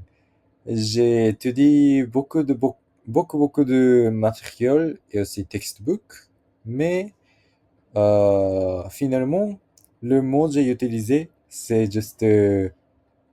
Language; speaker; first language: French; non-native, learner; Japanese